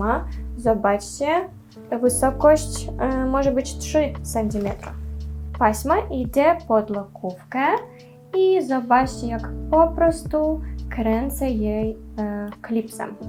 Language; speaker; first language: Polish; non-native, learner; Russian